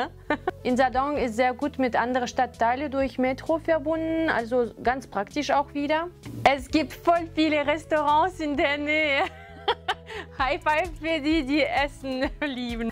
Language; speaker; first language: German; non-native, fluent; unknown